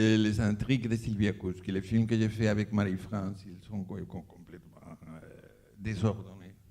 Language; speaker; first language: French; non-native, fluent; Spanish